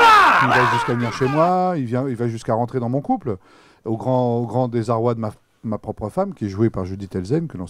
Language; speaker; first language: French; native; French